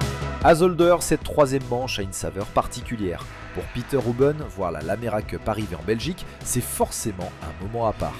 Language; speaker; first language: French; native; French